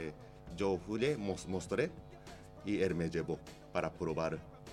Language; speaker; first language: Spanish; non-native, learner; Japanese